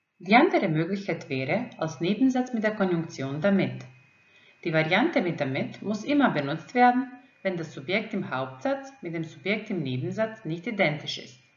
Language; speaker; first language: German; non-native, fluent; Croatian